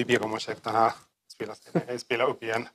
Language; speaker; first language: Swedish; non-native, learner; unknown